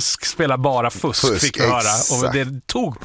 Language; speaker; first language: Swedish; native; Swedish